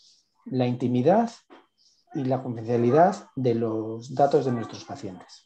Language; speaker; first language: Spanish; native; Spanish